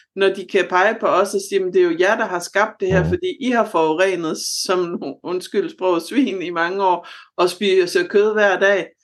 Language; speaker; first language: Danish; native; Danish